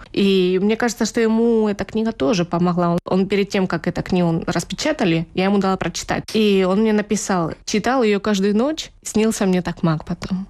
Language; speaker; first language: Russian; native; Russian